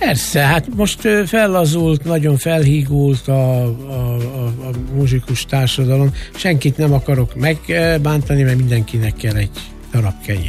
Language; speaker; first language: Hungarian; native; Hungarian